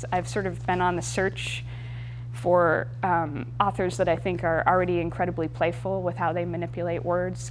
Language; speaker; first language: English; native; English